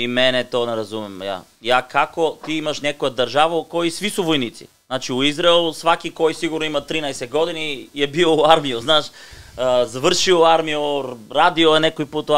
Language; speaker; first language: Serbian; non-native, learner; Bulgarian